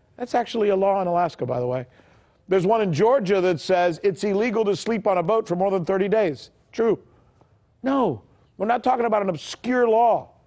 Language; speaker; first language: English; early bilingual, other home language; Spanish